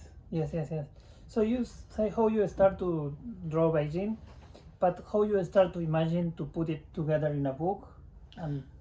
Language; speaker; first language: English; non-native, learner; Spanish